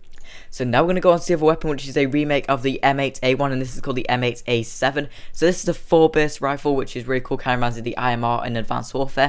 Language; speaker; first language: English; native; English